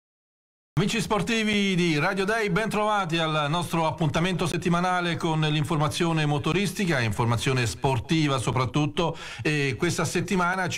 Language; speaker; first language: Italian; native; Italian